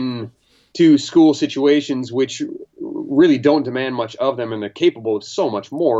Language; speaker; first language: English; native; English